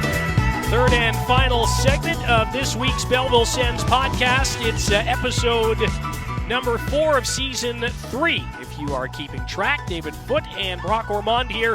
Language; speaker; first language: English; native; English